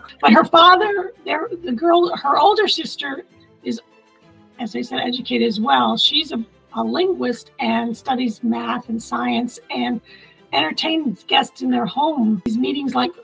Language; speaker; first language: English; early bilingual, other home language; Italian